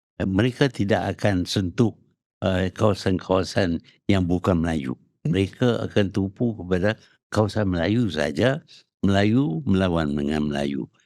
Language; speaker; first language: Malay; native; Malay